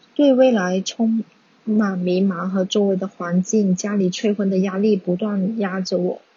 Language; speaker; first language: Chinese; non-native, local second language; Cantonese